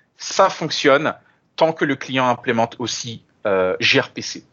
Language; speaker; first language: French; native; French